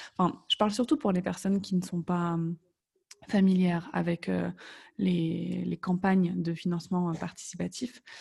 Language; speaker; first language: French; native; French